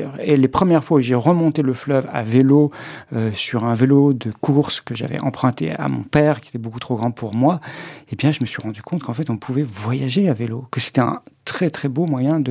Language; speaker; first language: French; native; French